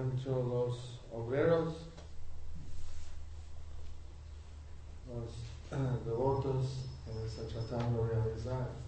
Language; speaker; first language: Spanish; non-native, learner; English